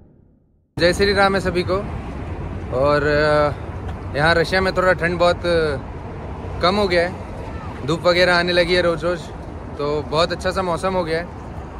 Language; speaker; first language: Hindi; native; Hindi